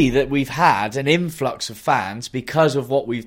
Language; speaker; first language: English; native; English